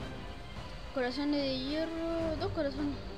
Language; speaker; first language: Spanish; native; Spanish